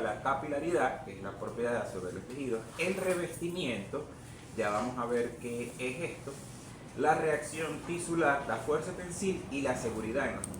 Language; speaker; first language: Spanish; native; Spanish